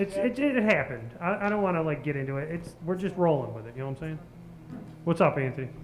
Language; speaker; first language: English; native; English